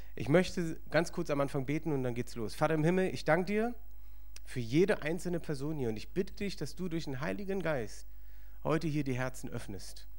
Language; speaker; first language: German; native; German